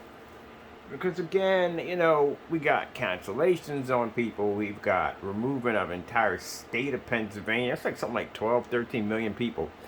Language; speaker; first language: English; native; English